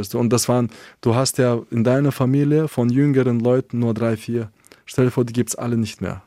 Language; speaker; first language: German; non-native, fluent; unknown